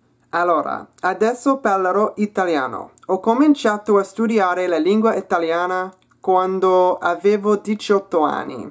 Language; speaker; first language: Italian; non-native, learner; English